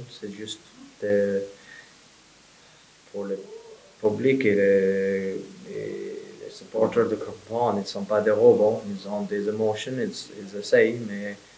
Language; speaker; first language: French; non-native, fluent; English